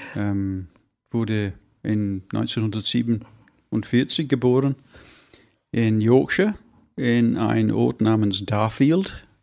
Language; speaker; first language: German; non-native, fluent; English